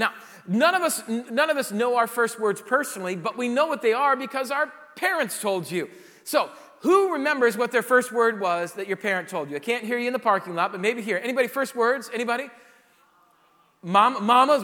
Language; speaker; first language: English; native; English